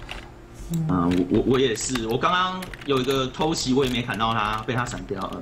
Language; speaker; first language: Chinese; native; Chinese